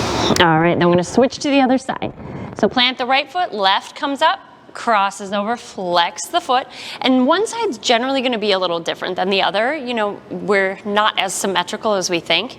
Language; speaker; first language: English; native; English